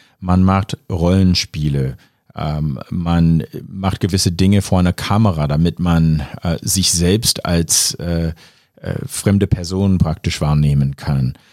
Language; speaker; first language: German; non-native, fluent; English